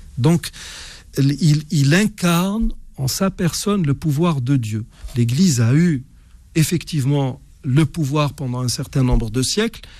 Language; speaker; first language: French; non-native, local second language; Arabic